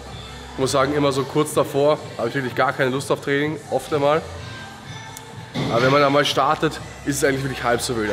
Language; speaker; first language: German; native; German